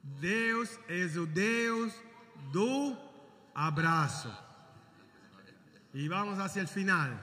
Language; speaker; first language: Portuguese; non-native, learner; Italian